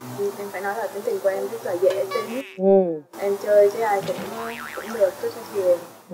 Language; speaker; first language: Vietnamese; early bilingual, heritage; Vietnamese